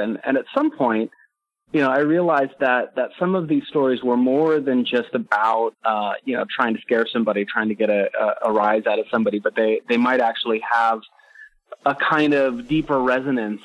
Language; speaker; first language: English; native; English